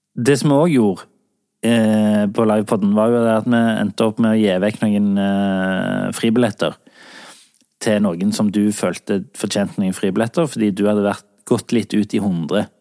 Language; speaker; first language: Norwegian; native; Norwegian